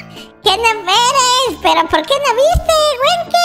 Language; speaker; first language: Spanish; native; Spanish